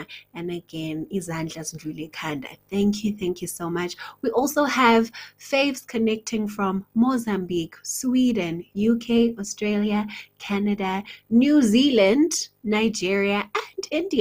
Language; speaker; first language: English; non-native, local second language; Zulu